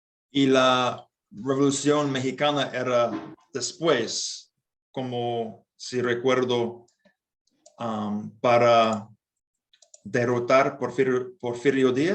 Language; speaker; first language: Spanish; non-native, learner; English